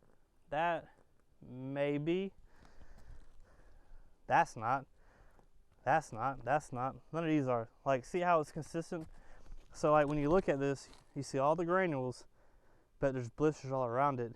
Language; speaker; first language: English; native; English